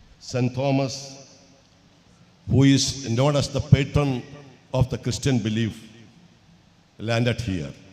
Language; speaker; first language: English; non-native, local second language; Malayalam